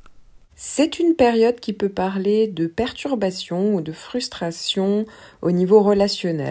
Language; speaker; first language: French; native; French